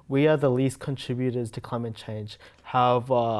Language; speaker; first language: English; native; English